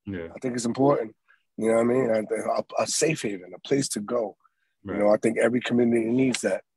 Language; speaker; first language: English; native; English